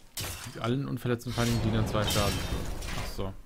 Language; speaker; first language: German; native; German